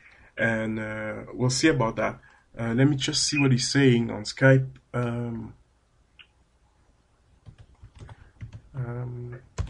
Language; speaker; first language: English; non-native, fluent; French